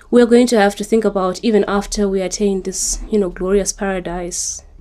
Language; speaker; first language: English; non-native, local second language; Shona